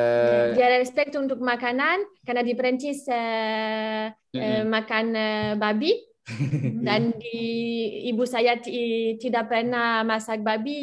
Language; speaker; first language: Indonesian; non-native, learner; French